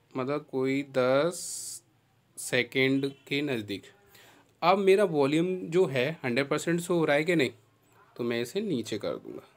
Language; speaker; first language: Hindi; native; Hindi